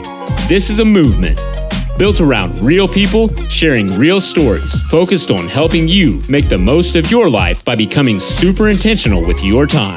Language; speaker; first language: English; native; English